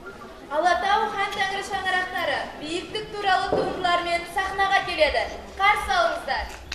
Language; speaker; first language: Kazakh; native; Kazakh